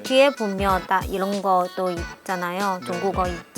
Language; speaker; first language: Korean; non-native, fluent; Chinese